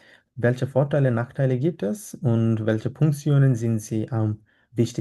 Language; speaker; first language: German; non-native, fluent; Bangla